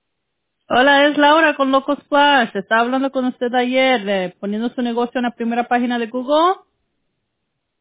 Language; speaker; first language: Spanish; early bilingual, heritage; English